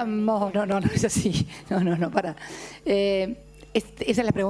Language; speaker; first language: Spanish; native; Spanish